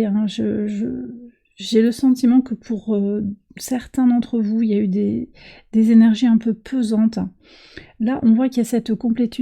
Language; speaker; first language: French; native; French